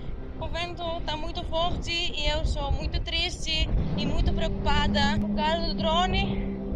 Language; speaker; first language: Portuguese; non-native, learner; Greek